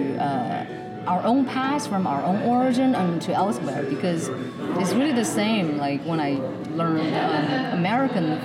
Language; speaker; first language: English; non-native, fluent; Chinese